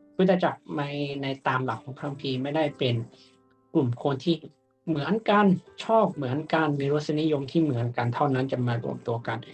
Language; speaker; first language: Thai; native; Thai